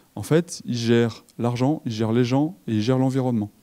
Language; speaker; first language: French; native; French